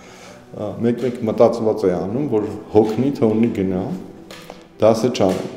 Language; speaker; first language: Armenian; native; Armenian